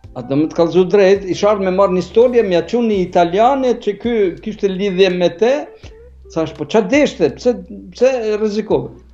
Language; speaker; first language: Albanian; native; Albanian